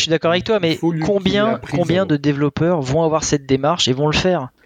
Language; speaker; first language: French; native; French